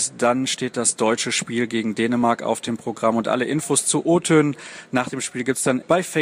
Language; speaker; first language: German; native; German